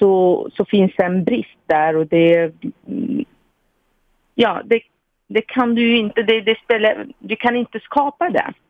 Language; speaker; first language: Swedish; non-native, fluent; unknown